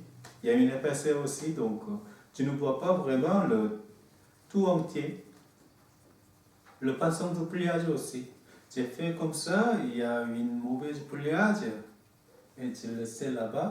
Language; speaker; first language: French; non-native, learner; Korean